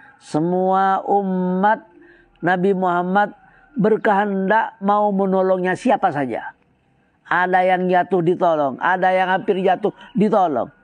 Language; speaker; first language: Indonesian; non-native, local second language; Madurese